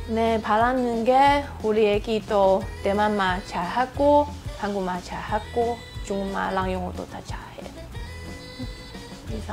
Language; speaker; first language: Korean; non-native, learner; Min Nan Chinese